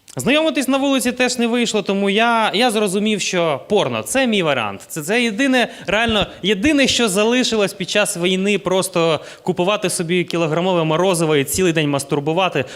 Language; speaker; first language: Ukrainian; non-native, local second language; Russian